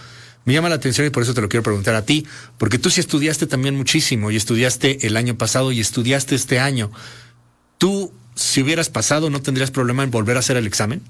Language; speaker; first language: Spanish; native; Spanish